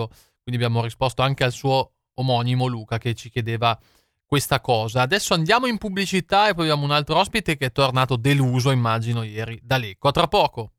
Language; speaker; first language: Italian; native; Italian